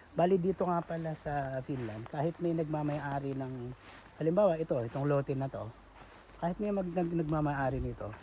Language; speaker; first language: Filipino; non-native, local second language; Pampanga